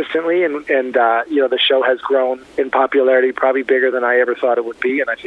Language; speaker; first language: English; native; English